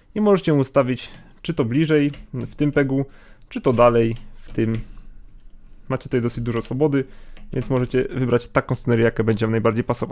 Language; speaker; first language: Polish; native; Polish